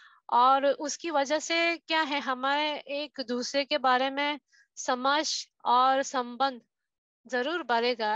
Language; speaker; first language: Hindi; non-native, fluent; Japanese